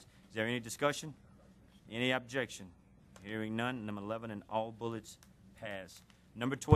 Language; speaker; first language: English; native; English